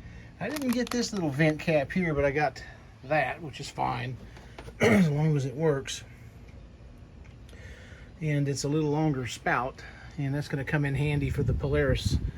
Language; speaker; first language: English; native; English